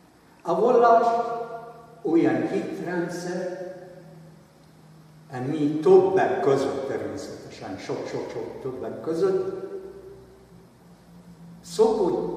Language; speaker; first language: Hungarian; non-native, fluent; Arabic